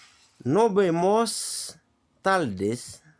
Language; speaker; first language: Spanish; non-native, learner; Haitian Creole